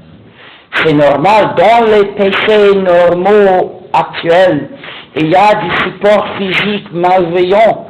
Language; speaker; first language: French; non-native, fluent; English